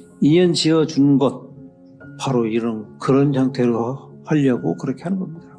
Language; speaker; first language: Korean; native; Korean